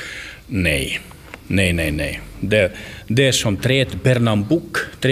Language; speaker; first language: Swedish; non-native, learner; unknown